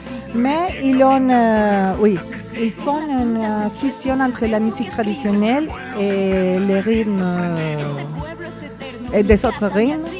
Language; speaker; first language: French; non-native, fluent; Spanish